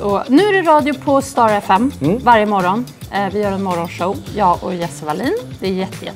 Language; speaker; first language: Swedish; native; Swedish